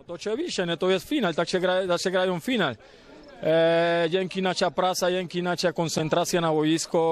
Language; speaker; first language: Polish; non-native, learner; Spanish